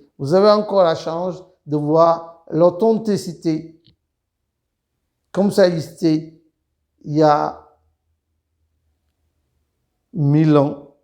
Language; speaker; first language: French; non-native, fluent; Sinhala